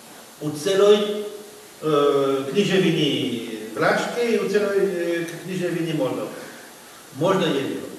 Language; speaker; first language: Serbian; non-native, fluent; French